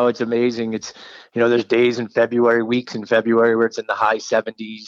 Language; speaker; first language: English; native; English